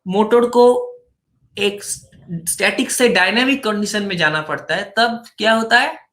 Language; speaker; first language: Hindi; non-native, local second language; Bangla